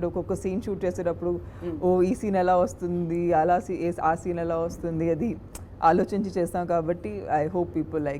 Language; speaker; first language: Telugu; non-native, local second language; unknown